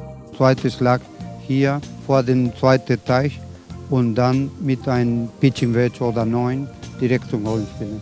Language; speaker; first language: German; non-native, learner; Spanish